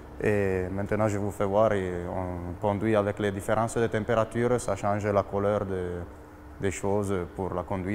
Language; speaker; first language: French; non-native, fluent; Italian